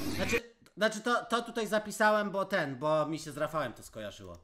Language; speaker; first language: Polish; native; Polish